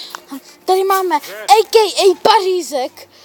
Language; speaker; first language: Czech; native; Czech